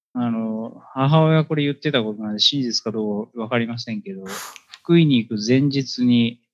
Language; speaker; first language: Japanese; native; Japanese